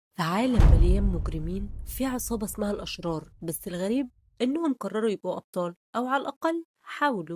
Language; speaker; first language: Arabic; native; Arabic